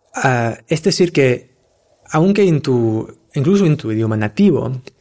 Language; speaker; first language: Spanish; non-native, fluent; English